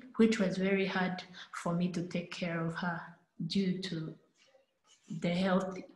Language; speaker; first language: English; non-native, local second language; Kinyarwanda